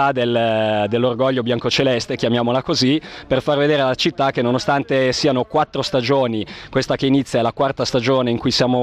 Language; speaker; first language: Italian; native; Italian